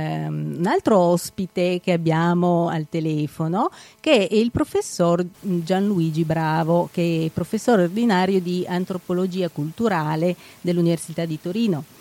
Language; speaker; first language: Italian; native; Italian